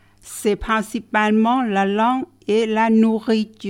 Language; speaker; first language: French; non-native, learner; Thai